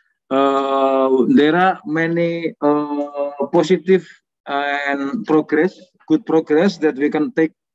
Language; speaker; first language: English; non-native, fluent; Indonesian